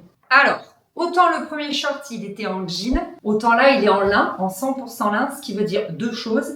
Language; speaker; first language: French; native; French